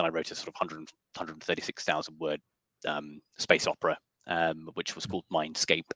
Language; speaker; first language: English; native; English